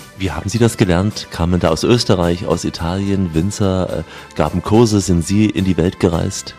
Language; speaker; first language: German; native; German